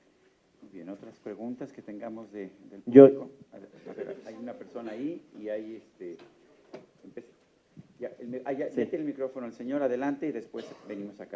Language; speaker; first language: Spanish; native; Spanish